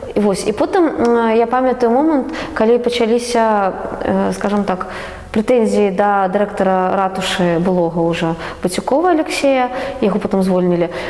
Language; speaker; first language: Belarusian; native; Belarusian